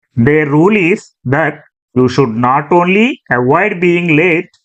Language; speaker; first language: English; non-native, local second language; Telugu